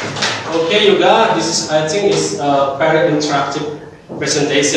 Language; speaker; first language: English; non-native, learner; Indonesian